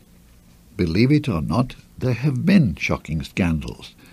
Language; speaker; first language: English; native; English